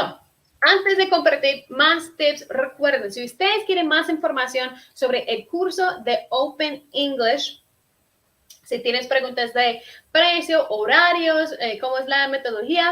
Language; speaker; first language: Spanish; non-native, fluent; English